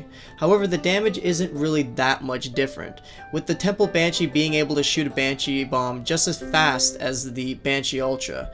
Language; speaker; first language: English; native; English